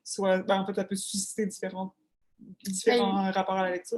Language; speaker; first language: French; native; French